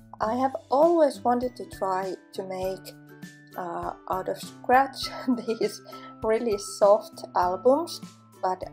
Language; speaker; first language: English; non-native, fluent; Finnish